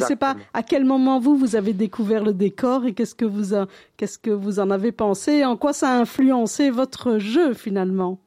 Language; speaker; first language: French; native; French